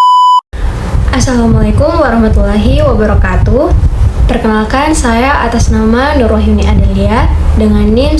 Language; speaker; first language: Indonesian; native; Indonesian